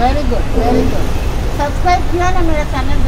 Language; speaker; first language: Hindi; non-native, local second language; Bangla